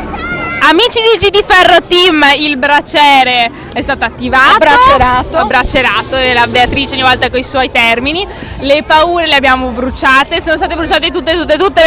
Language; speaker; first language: Italian; native; Italian